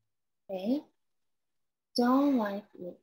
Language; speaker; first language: English; non-native, learner; Korean